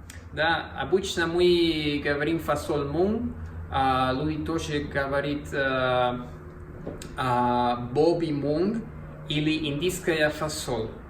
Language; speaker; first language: Russian; non-native, learner; Spanish